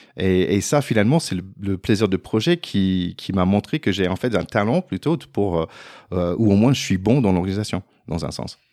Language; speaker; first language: French; non-native, fluent; English